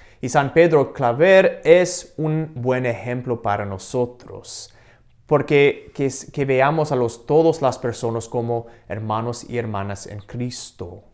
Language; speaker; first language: Spanish; non-native, fluent; English